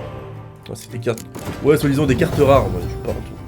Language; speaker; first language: French; native; French